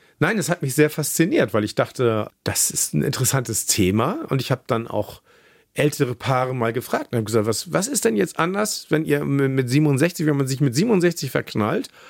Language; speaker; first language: German; native; German